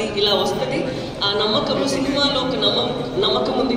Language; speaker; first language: Telugu; non-native, local second language; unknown